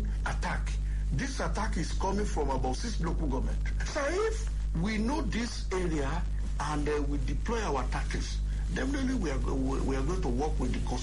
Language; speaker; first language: English; non-native, local second language; Yoruba